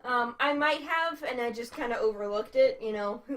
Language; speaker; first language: English; native; English